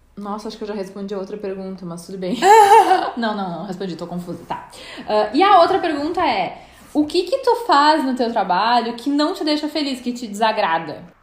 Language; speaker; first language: Portuguese; native; Portuguese